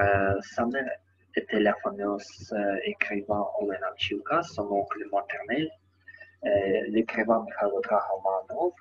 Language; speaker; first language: French; non-native, learner; Ukrainian